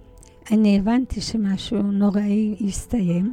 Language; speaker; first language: Hebrew; early bilingual, other home language; Polish